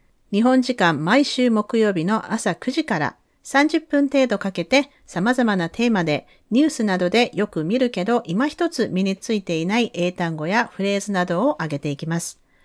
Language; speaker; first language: Japanese; native; Japanese